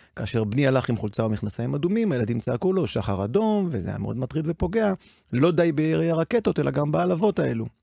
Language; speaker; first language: Hebrew; native; Hebrew